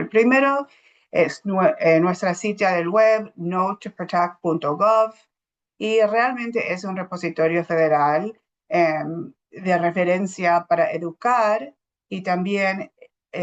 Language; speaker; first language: Spanish; non-native, fluent; English